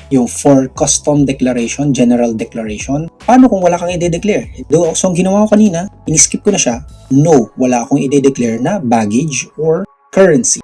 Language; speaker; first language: Filipino; non-native, local second language; Cebuano